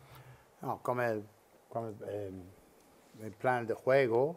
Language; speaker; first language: Spanish; non-native, learner; English